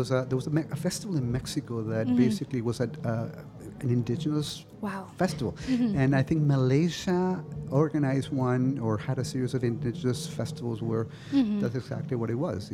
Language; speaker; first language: English; non-native, fluent; Spanish